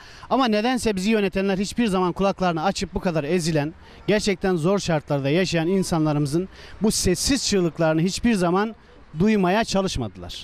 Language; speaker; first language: Turkish; native; Turkish